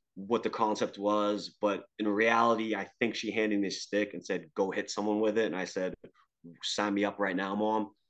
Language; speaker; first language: English; native; English